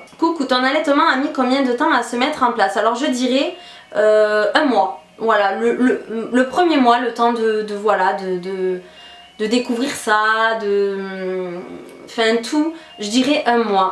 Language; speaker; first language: French; native; French